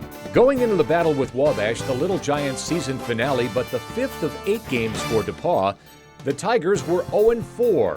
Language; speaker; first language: English; native; English